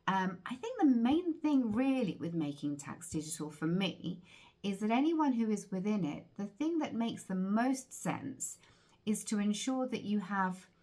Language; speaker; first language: English; native; English